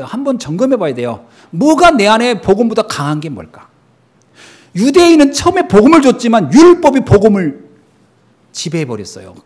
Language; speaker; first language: Korean; native; Korean